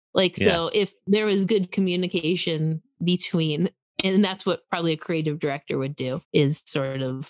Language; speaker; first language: English; native; English